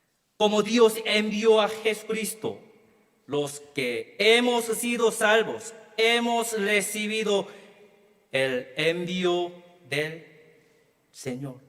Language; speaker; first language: Spanish; non-native, learner; Korean